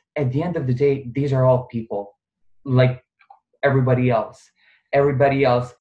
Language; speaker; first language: English; non-native, fluent; Bosnian